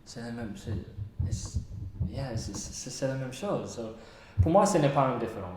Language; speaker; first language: French; non-native, learner; English